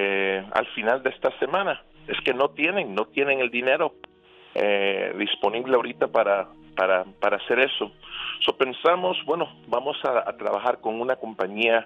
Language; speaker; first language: Spanish; early bilingual, other home language; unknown